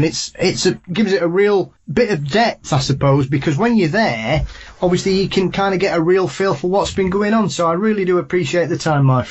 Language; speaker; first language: English; native; English